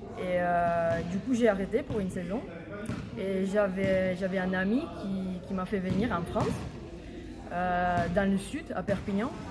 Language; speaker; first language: French; non-native, fluent; Czech